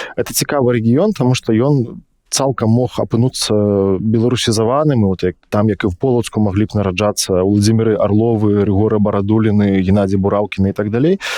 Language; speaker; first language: Belarusian; non-native, local second language; Russian